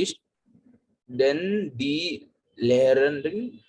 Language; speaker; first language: German; non-native, learner; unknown